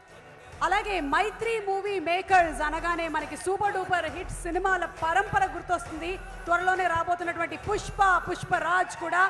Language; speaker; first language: Telugu; native; Telugu